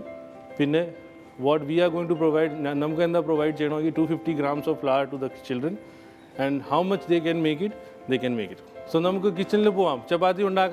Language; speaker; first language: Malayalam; non-native, fluent; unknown